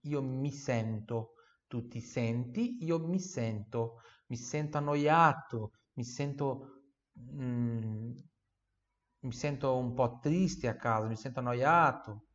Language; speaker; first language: Italian; non-native, fluent; Portuguese